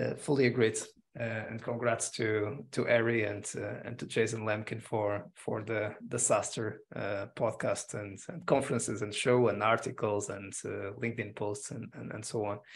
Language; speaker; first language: English; non-native, fluent; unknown